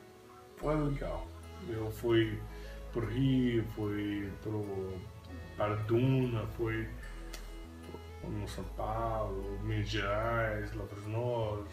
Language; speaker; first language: Portuguese; non-native, fluent; English